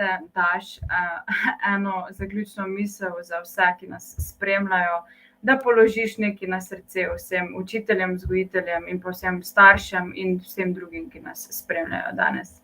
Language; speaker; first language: Slovenian; native; Slovenian